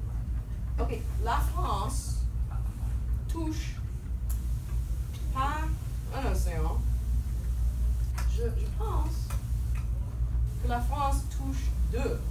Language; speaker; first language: French; non-native, fluent; English